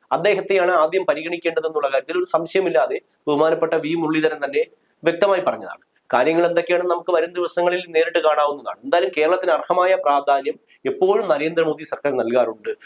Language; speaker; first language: Malayalam; native; Malayalam